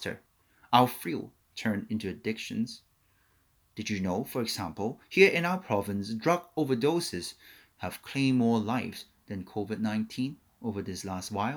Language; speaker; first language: English; non-native, local second language; Cantonese